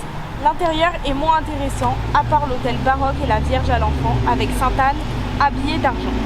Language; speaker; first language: French; native; French